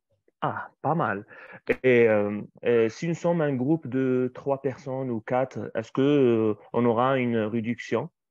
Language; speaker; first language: French; non-native, fluent; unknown